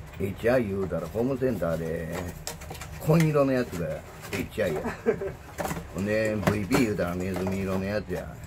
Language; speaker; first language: Japanese; native; Japanese